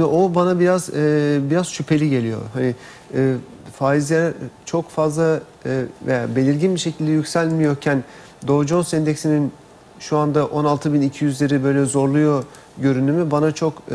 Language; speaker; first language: Turkish; native; Turkish